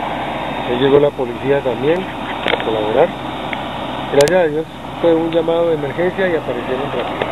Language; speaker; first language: Spanish; native; Spanish